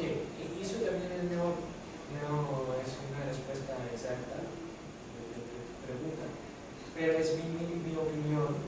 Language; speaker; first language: Spanish; non-native, fluent; Greek